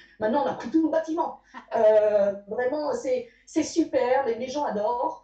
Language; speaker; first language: French; native; French